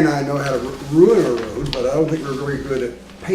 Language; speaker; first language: English; native; English